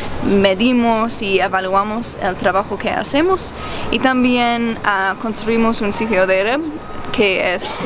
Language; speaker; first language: Spanish; non-native, fluent; English